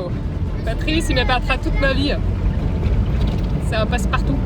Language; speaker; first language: French; native; French